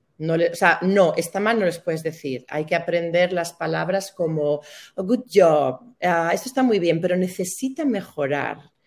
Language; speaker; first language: Spanish; native; Spanish